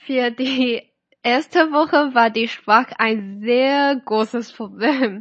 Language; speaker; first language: German; non-native, fluent; Chinese